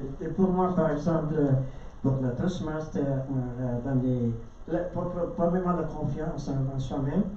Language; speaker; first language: French; non-native, learner; Vietnamese